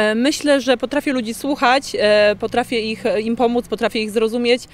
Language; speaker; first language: Polish; native; Polish